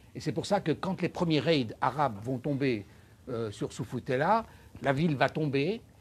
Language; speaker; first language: French; non-native, local second language; Arabic